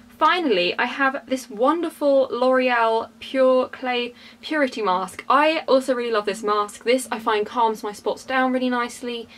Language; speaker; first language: English; native; English